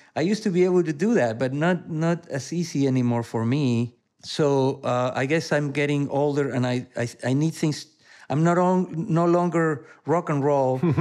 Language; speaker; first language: English; non-native, fluent; Spanish